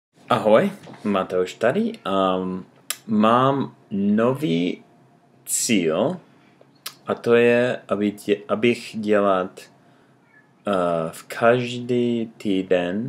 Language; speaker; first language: Czech; non-native, learner; English